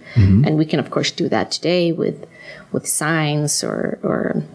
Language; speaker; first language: English; non-native, fluent; Swedish